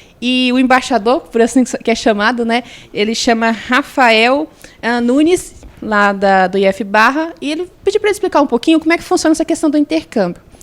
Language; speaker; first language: Portuguese; native; Portuguese